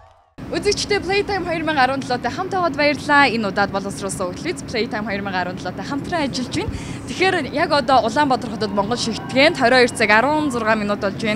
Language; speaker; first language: Mongolian; native; Mongolian